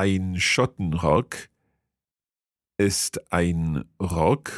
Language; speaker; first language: German; non-native, fluent; English